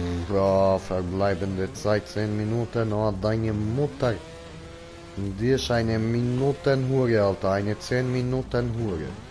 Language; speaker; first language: German; native; German